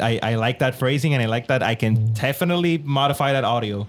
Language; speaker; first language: English; non-native, local second language; Spanish